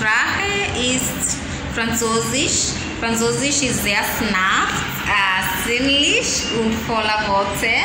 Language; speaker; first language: German; non-native, learner; English